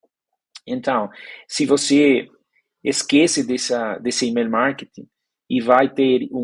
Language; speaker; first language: Portuguese; non-native, fluent; Spanish